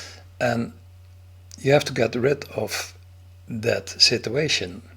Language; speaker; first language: English; non-native, fluent; Dutch